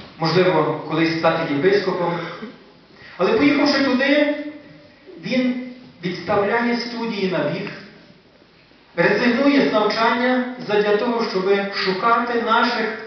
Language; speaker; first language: Ukrainian; native; Ukrainian